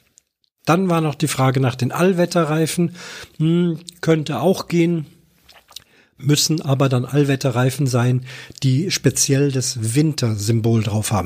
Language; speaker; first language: German; native; German